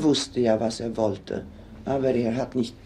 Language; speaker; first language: German; non-native, fluent; Swedish